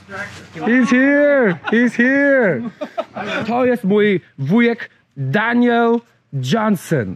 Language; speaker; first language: Polish; non-native, learner; English